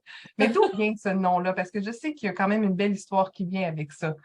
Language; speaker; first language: French; native; French